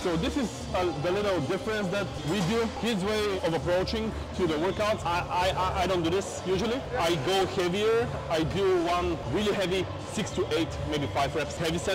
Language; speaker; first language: English; non-native, fluent; Bulgarian